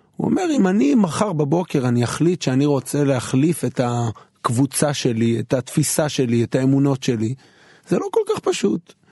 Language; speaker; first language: Hebrew; native; Hebrew